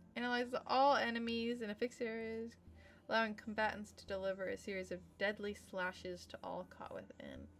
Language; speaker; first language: English; native; English